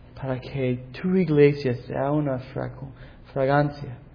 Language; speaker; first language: Spanish; non-native, fluent; English